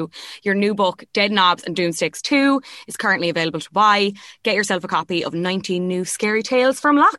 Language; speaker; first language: English; native; English